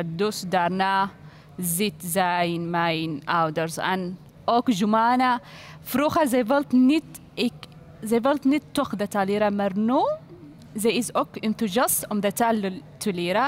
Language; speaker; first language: Dutch; non-native, learner; Arabic